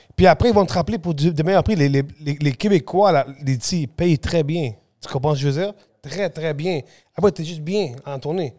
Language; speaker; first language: French; early bilingual, other home language; Spanish